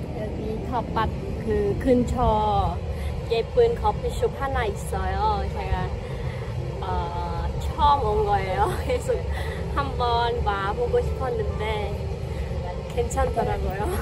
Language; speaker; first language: Korean; non-native, learner; Khmer